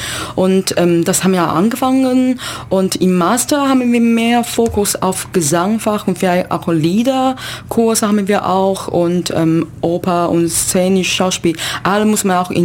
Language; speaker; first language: German; non-native, learner; Chinese